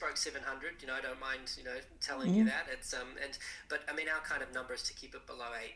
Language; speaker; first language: English; native; English